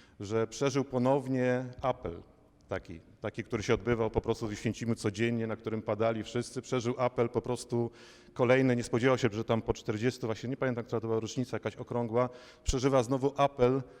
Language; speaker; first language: Polish; native; Polish